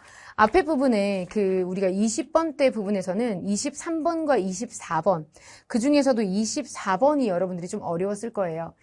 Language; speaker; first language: Korean; native; Korean